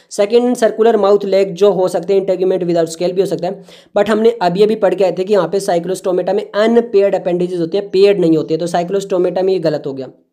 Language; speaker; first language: Hindi; native; Hindi